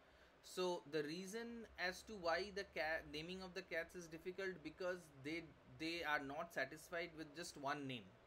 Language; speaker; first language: English; non-native, local second language; Bangla